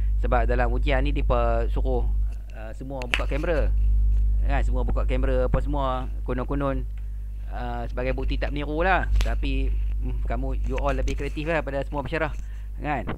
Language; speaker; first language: Malay; native; Malay